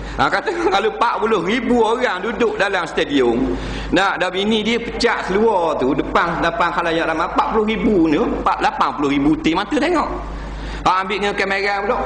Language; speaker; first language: Malay; native; Malay